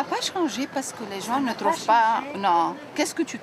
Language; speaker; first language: French; non-native, learner; Arabic